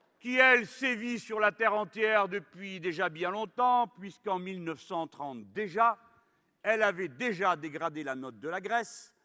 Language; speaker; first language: French; native; French